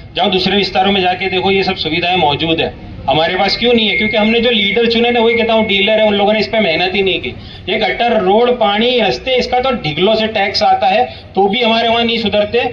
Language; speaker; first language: Hindi; non-native, local second language; Gujarati